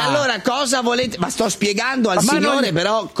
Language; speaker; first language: Italian; native; Italian